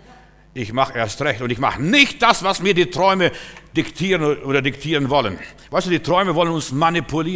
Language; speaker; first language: German; native; German